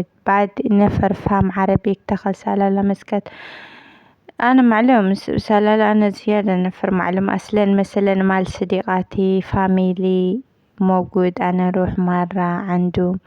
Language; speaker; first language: Arabic; non-native, learner; Amharic